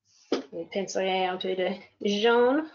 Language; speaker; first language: French; non-native, fluent; English